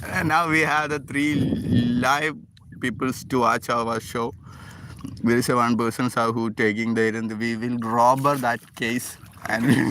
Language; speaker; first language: English; non-native, local second language; Malayalam